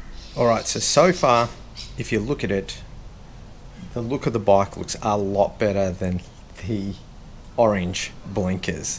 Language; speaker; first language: English; native; English